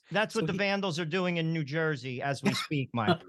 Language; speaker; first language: English; early bilingual, other home language; Italian